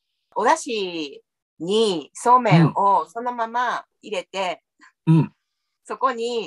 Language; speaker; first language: Japanese; native; Japanese